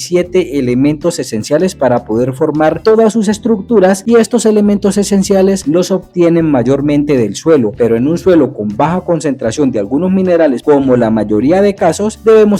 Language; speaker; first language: Spanish; native; Spanish